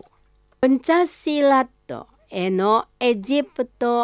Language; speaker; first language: Japanese; non-native, fluent; Indonesian